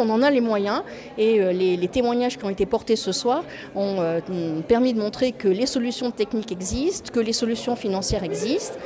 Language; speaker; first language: French; native; French